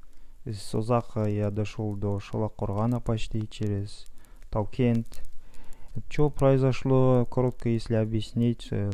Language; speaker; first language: Russian; non-native, local second language; Kazakh